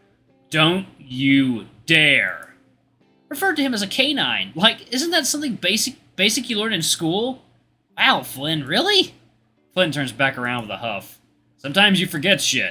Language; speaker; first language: English; native; English